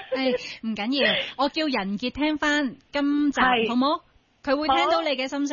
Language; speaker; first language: Cantonese; native; Cantonese